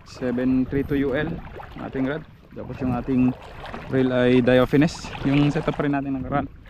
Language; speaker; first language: Filipino; native; Filipino